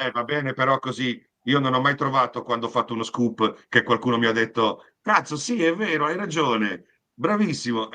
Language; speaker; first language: Italian; native; Italian